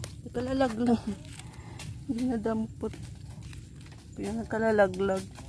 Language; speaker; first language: Filipino; non-native, local second language; Aklanon